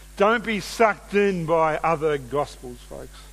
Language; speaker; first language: English; native; English